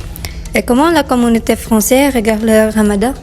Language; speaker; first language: French; non-native, learner; Indonesian